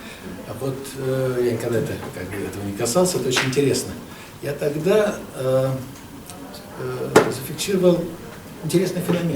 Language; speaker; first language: Russian; native; Russian